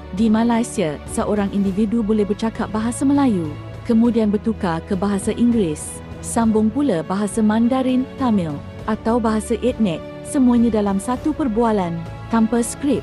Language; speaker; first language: Malay; native; Malay